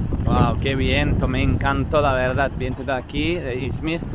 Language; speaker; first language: Spanish; non-native, learner; Turkish